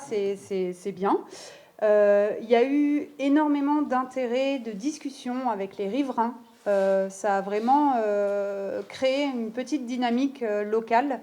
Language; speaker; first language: French; native; French